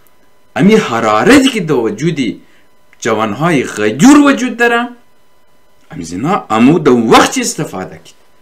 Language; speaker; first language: Persian; native; Persian